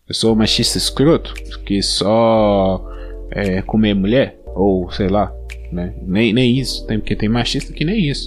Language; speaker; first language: Portuguese; native; Portuguese